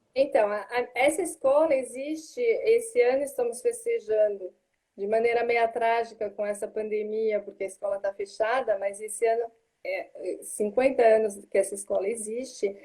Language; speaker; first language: Portuguese; native; Portuguese